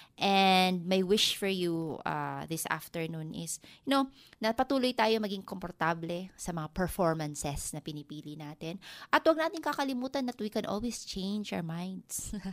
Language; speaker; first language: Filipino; non-native, local second language; Waray